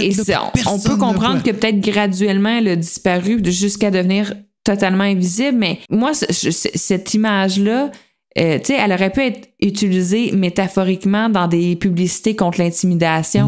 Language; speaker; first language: French; native; French